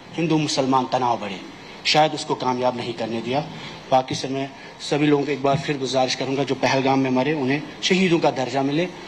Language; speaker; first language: Hindi; non-native, local second language; Kashmiri